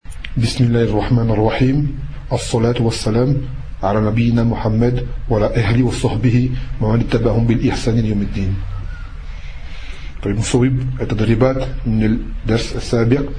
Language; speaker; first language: Arabic; non-native, fluent; French